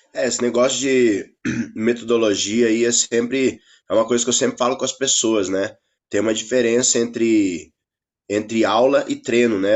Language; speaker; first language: Portuguese; native; Portuguese